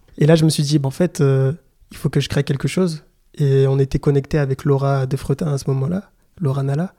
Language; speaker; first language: French; early bilingual, other home language; Lingala